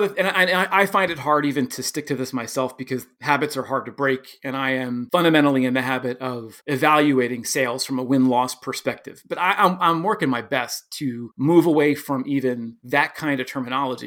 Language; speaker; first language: English; native; English